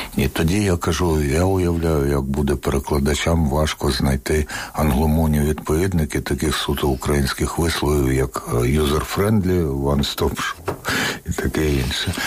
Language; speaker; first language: Ukrainian; non-native, local second language; Russian